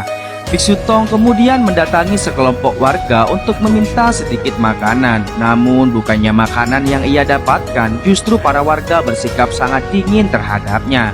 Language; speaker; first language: Indonesian; native; Indonesian